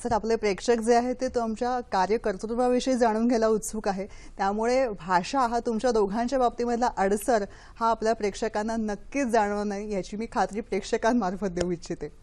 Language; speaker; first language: Marathi; native; Marathi